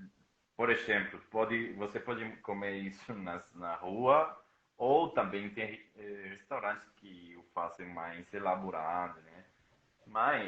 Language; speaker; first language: Portuguese; non-native, fluent; Spanish